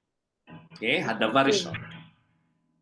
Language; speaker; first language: Hebrew; non-native, fluent; Indonesian